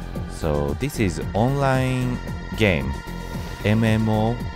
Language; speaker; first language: English; non-native, learner; Japanese